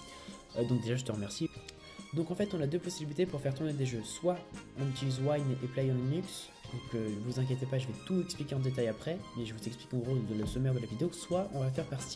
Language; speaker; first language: French; native; French